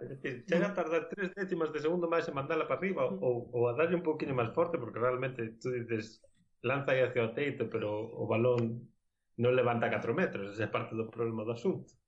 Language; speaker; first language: Galician; non-native, local second language; Spanish